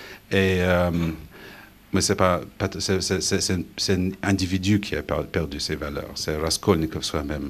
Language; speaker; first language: French; non-native, fluent; English